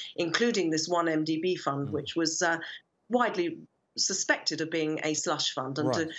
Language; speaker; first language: English; native; English